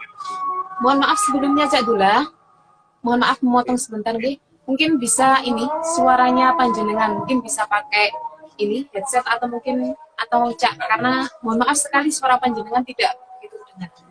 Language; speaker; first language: Indonesian; non-native, local second language; Javanese